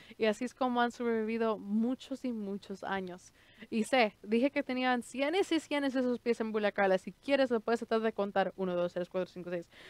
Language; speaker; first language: Spanish; early bilingual, heritage; Spanish